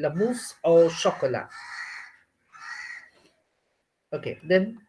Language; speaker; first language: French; non-native, fluent; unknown